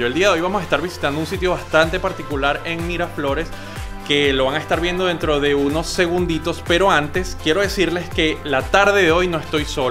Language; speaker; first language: Spanish; native; Spanish